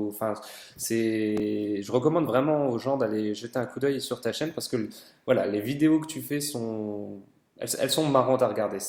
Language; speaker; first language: French; native; French